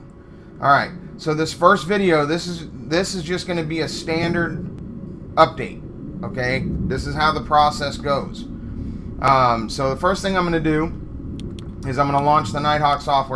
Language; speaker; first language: English; native; English